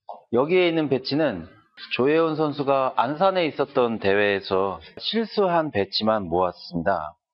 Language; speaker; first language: Korean; native; Korean